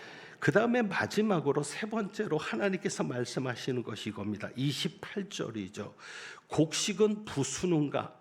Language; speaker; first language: Korean; native; Korean